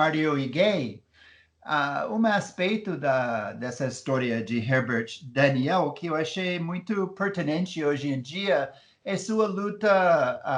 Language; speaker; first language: Portuguese; non-native, fluent; English